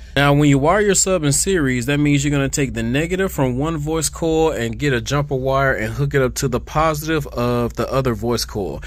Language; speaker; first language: English; native; English